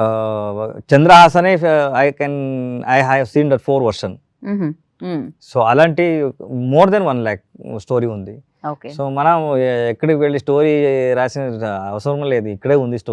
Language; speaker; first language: Telugu; non-native, learner; Kannada